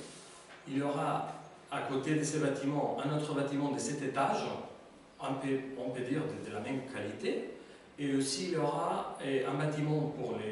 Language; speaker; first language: French; non-native, learner; Spanish